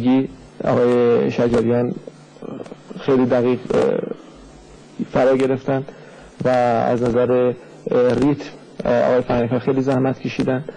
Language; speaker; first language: Persian; native; Persian